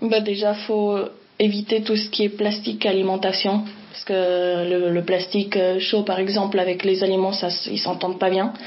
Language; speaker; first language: French; non-native, fluent; Spanish